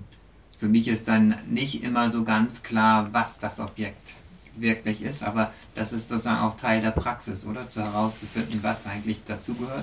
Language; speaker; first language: German; native; German